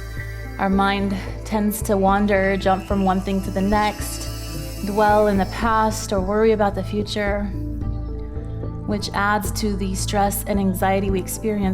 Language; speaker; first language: English; native; English